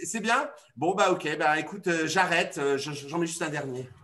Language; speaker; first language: French; native; French